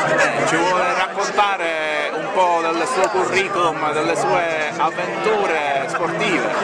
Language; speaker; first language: Italian; native; Italian